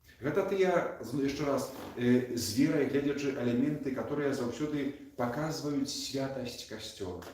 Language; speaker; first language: Belarusian; native; Belarusian